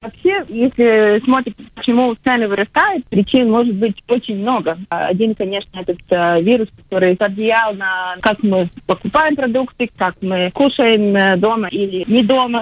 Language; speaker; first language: Russian; non-native, local second language; Latvian